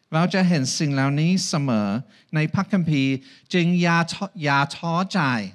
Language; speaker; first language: Thai; non-native, fluent; English